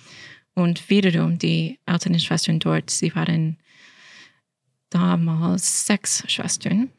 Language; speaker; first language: German; non-native, fluent; English